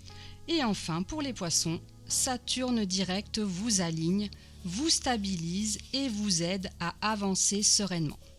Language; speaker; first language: French; native; French